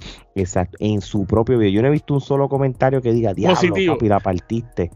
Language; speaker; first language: Spanish; native; Spanish